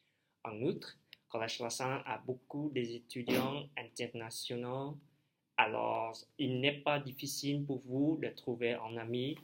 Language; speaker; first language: French; non-native, learner; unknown